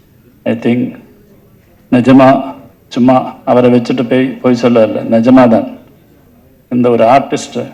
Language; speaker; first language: Tamil; non-native, learner; Malayalam